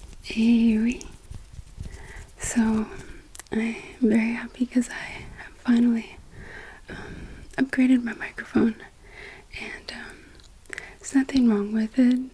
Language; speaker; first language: English; native; English